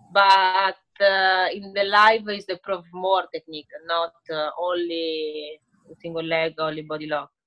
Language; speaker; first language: English; non-native, learner; Italian